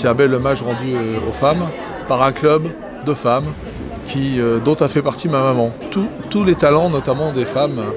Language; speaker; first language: French; native; French